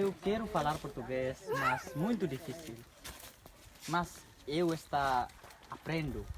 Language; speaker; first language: Portuguese; non-native, learner; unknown